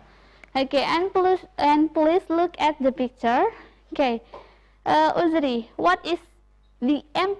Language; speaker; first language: English; non-native, fluent; Indonesian